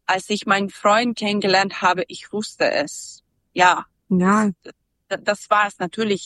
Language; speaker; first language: German; non-native, fluent; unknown